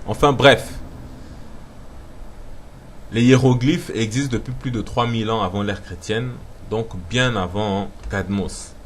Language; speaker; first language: French; non-native, local second language; Lingala